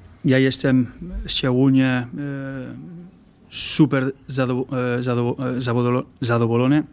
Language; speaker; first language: Polish; non-native, learner; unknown